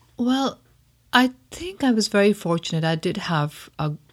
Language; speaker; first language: English; non-native, local second language; Hindi